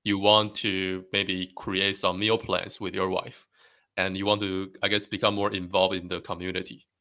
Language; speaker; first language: English; non-native, fluent; Chinese